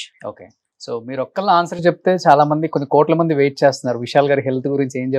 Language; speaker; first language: Telugu; native; Telugu